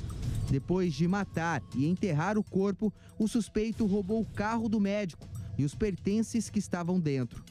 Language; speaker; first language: Portuguese; native; Portuguese